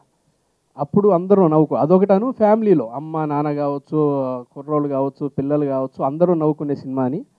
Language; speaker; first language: Telugu; native; Telugu